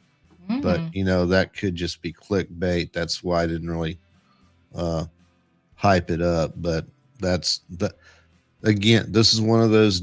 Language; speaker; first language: English; native; English